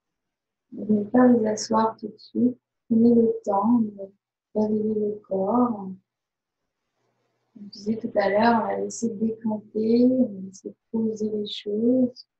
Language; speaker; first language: French; native; French